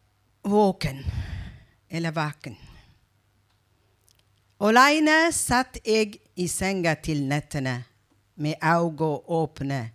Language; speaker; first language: Norwegian; non-native, fluent; Persian